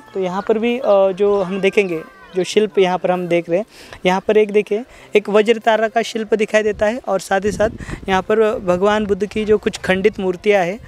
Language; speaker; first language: Hindi; non-native, local second language; Marathi